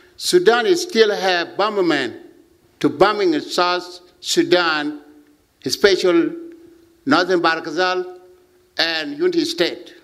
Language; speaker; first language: English; non-native, learner; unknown